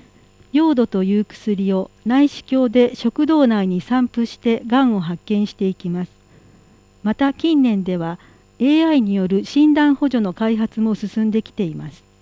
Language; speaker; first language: Japanese; native; Japanese